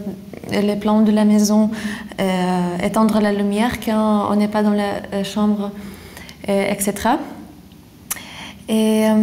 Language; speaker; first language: French; non-native, fluent; Lithuanian